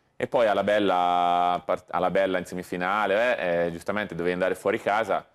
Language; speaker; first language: Italian; native; Italian